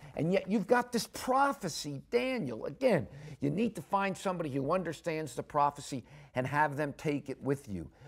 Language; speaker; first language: English; native; English